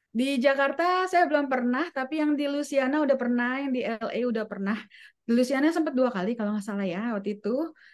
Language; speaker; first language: Indonesian; native; Indonesian